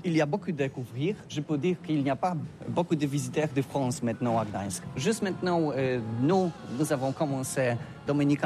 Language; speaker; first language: French; non-native, learner; Polish